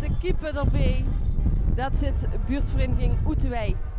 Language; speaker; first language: Dutch; native; Dutch